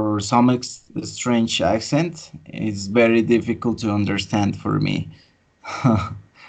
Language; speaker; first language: English; non-native, fluent; Spanish